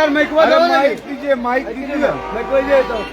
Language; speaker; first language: Hindi; non-native, local second language; Magahi